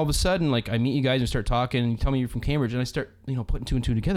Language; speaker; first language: English; native; English